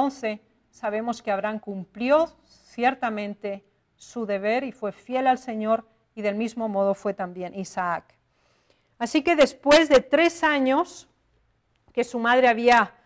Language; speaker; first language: Spanish; native; Spanish